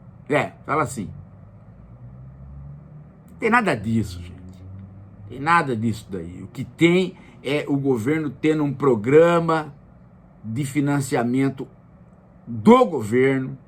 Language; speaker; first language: Portuguese; native; Portuguese